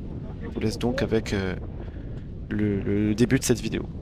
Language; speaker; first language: French; native; French